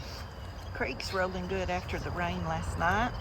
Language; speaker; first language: English; native; English